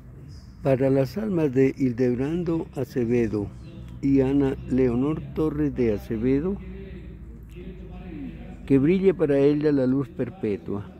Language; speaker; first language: Spanish; native; Spanish